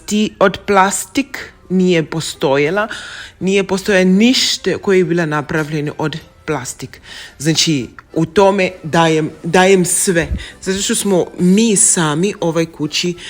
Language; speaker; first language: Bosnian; non-native, learner; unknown